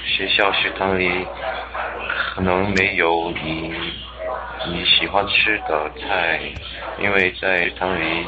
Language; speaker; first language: Chinese; non-native, learner; English